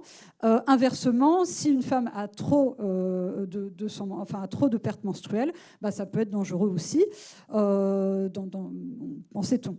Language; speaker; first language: French; native; French